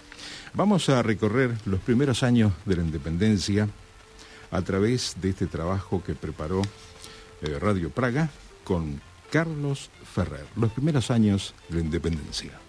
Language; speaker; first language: Spanish; native; Spanish